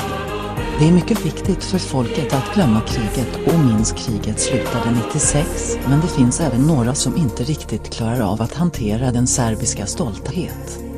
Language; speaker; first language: Swedish; non-native, learner; Croatian